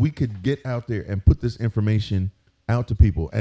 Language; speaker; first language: English; native; English